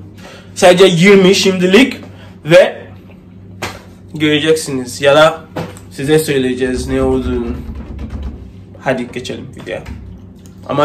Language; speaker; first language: Turkish; non-native, learner; English